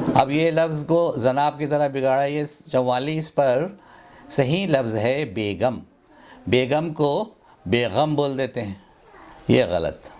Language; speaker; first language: Hindi; native; Hindi